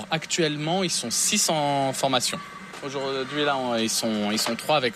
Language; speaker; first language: French; native; French